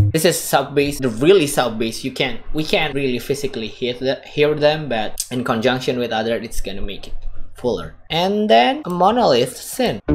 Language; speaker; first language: English; non-native, fluent; Indonesian